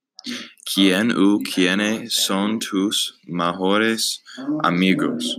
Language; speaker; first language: Spanish; non-native, learner; English